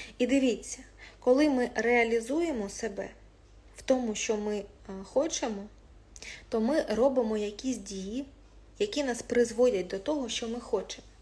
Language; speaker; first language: Ukrainian; non-native, local second language; Russian